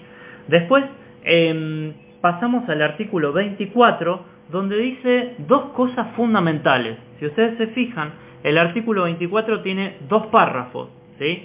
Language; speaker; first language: Spanish; native; Spanish